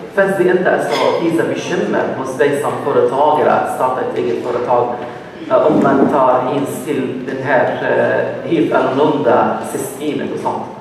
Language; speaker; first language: Swedish; non-native, fluent; Arabic